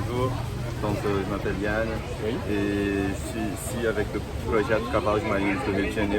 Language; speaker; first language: French; non-native, fluent; Portuguese